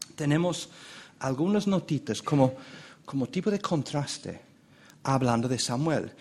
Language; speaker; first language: Spanish; non-native, fluent; English